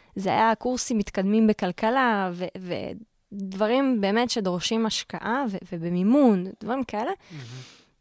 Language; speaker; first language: Hebrew; native; Hebrew